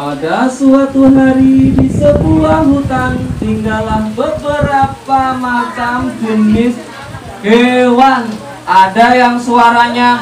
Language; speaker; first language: Indonesian; native; Indonesian